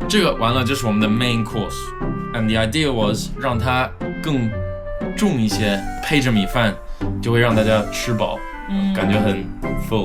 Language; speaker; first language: Chinese; non-native, local second language; English